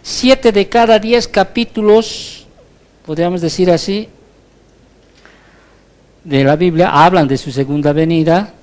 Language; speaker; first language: Spanish; native; Spanish